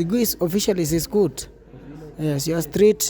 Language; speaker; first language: English; non-native, learner; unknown